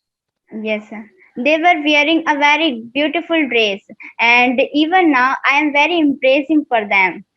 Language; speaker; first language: English; non-native, learner; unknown